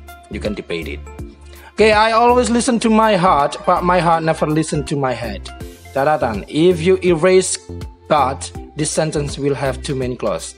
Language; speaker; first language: English; non-native, fluent; Indonesian